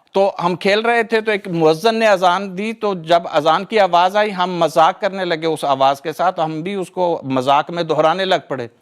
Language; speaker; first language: Urdu; non-native, local second language; Punjabi